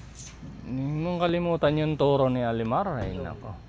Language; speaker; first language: Filipino; native; Filipino